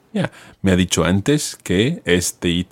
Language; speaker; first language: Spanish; non-native, fluent; English